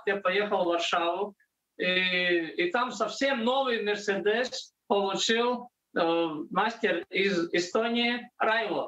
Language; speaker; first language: Russian; non-native, local second language; Latvian